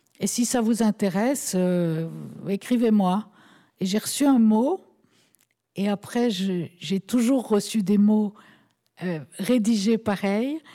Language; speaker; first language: French; native; French